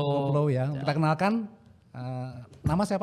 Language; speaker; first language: Indonesian; native; Indonesian